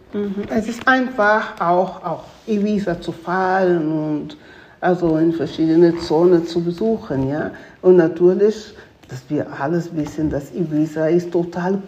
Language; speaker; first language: German; non-native, fluent; Spanish